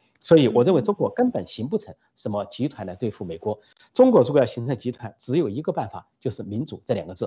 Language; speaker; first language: Chinese; native; Chinese